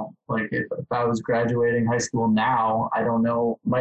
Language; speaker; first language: English; native; English